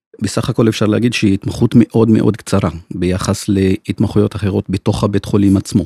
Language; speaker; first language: Hebrew; non-native, local second language; Arabic